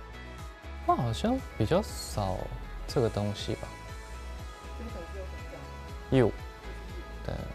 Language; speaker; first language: Chinese; non-native, fluent; Japanese